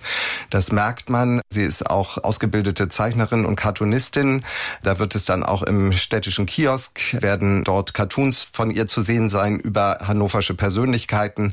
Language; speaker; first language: German; native; German